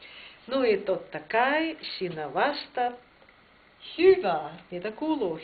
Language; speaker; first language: Finnish; non-native, fluent; Russian